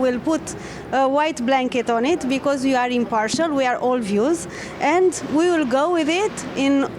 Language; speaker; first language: English; non-native, fluent; Romanian